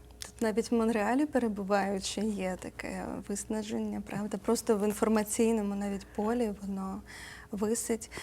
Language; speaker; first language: Ukrainian; native; Ukrainian